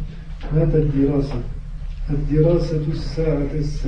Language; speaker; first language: Arabic; non-native, learner; French